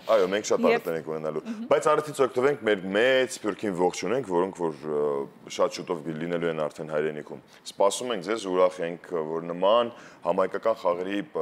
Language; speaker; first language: Armenian; native; Armenian